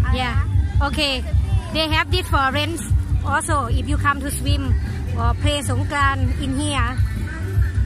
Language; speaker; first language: English; non-native, learner; Thai